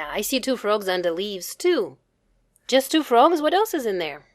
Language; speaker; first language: English; non-native, fluent; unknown